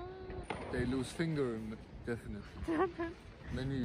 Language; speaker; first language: English; non-native, learner; German